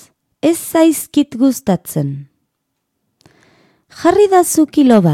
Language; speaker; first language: Basque; non-native, learner; Spanish